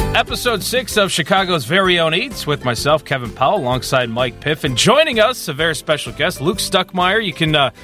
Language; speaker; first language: English; native; English